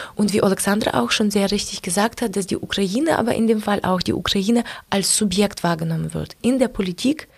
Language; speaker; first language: German; non-native, fluent; Ukrainian